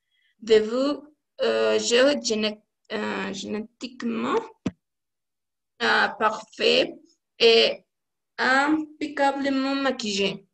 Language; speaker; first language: French; non-native, learner; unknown